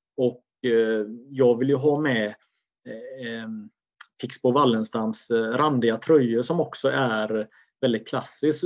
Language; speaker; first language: Swedish; native; Swedish